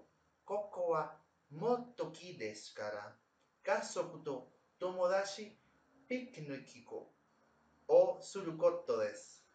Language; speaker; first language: Japanese; non-native, learner; Spanish